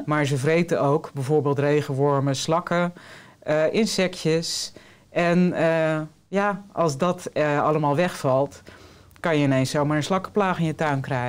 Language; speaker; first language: Dutch; native; Dutch